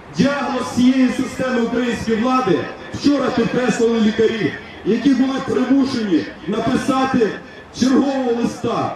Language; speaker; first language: Ukrainian; native; Ukrainian